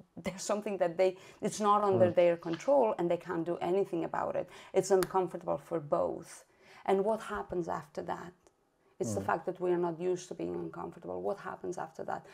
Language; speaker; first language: English; non-native, fluent; Spanish